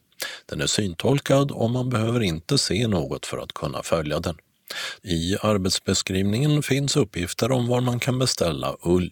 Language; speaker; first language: Swedish; native; Swedish